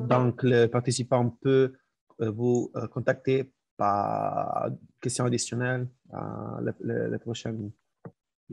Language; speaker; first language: French; non-native, learner; Spanish